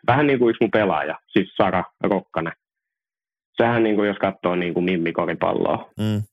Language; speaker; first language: Finnish; early bilingual, other home language; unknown